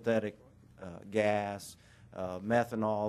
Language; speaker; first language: English; native; English